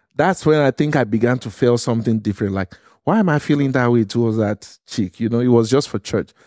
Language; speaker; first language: English; non-native, local second language; Yoruba